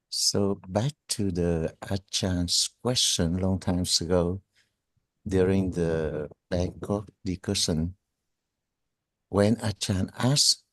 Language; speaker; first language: English; non-native, learner; Vietnamese